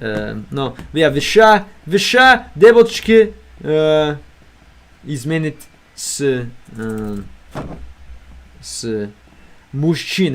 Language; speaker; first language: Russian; non-native, learner; English